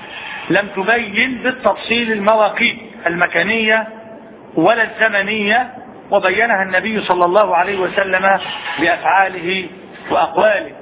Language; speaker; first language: Arabic; native; Arabic